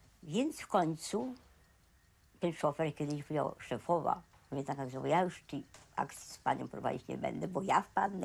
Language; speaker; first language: Polish; native; Polish